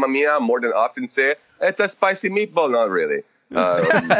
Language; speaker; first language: English; non-native, fluent; Italian